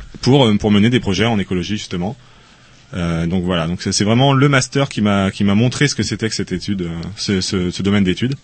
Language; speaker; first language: French; native; French